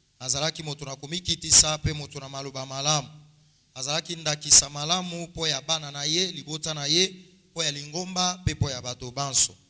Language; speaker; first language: Lingala; native; Lingala